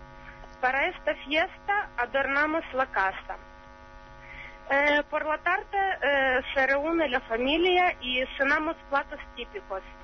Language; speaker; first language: Spanish; non-native, learner; Ukrainian